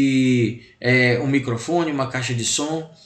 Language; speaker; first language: Portuguese; native; Portuguese